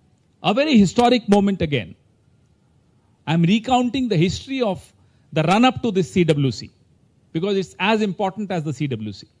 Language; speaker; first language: English; non-native, local second language; Hindi